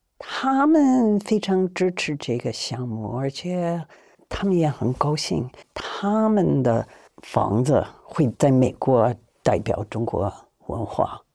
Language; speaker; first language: Chinese; non-native, fluent; English